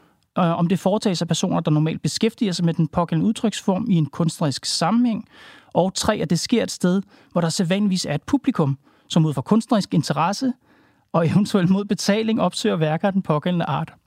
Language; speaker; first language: Danish; native; Danish